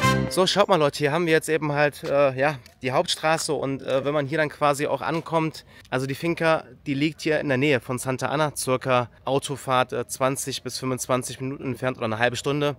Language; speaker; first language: German; native; German